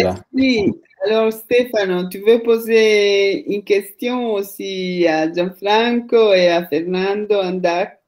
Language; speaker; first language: French; non-native, fluent; Italian